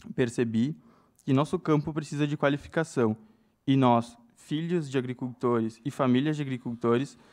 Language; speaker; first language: Portuguese; native; Portuguese